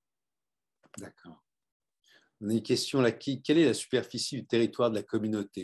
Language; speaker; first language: French; native; French